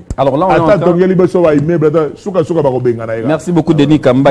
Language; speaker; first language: French; non-native, local second language; Lingala